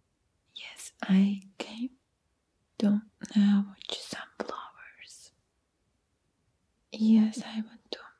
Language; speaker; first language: English; non-native, learner; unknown